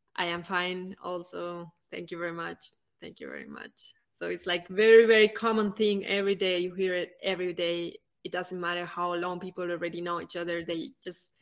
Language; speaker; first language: English; non-native, fluent; Spanish